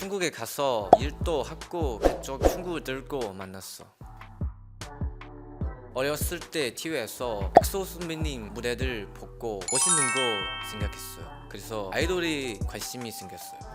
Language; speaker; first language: Korean; non-native, learner; Chinese